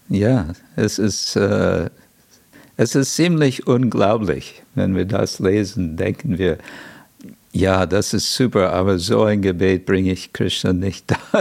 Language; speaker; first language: German; non-native, fluent; English